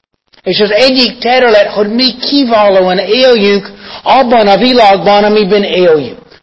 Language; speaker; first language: Hungarian; non-native, fluent; English